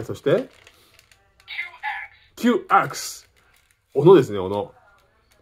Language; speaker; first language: Japanese; native; Japanese